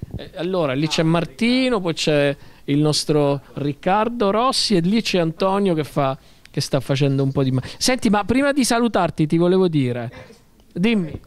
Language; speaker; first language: Italian; native; Italian